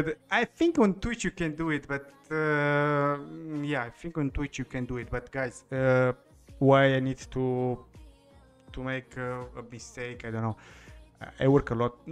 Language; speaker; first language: English; non-native, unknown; Italian